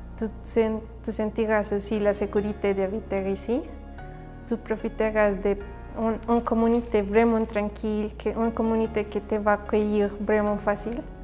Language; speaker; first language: French; non-native, learner; Spanish